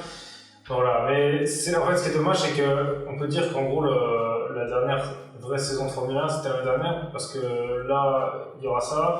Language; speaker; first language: French; native; French